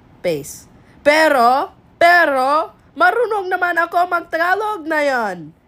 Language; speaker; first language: Filipino; non-native, learner; English